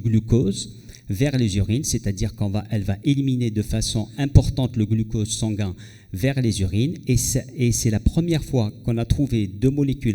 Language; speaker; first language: French; non-native, local second language; Arabic